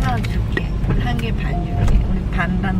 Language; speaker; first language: Korean; non-native, fluent; Chinese